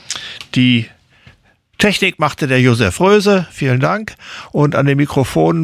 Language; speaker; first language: German; native; German